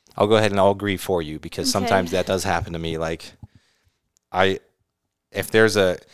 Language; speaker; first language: English; native; English